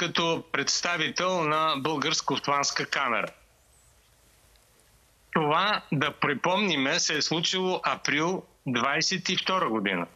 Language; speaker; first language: Bulgarian; native; Bulgarian